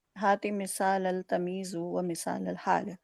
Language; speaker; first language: Arabic; non-native, learner; Urdu